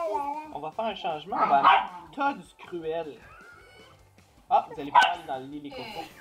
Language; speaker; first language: French; native; French